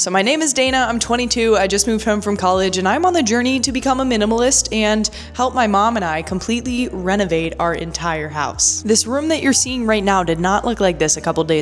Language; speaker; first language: English; native; English